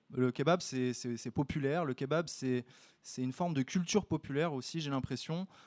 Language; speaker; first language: French; native; French